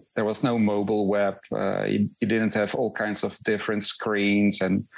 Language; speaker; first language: English; non-native, fluent; Dutch